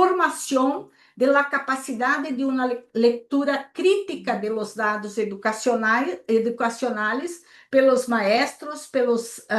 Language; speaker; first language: Spanish; non-native, local second language; Portuguese